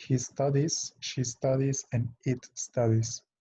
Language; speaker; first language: English; non-native, fluent; Spanish